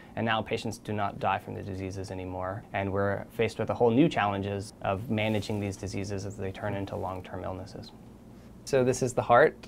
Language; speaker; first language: English; native; English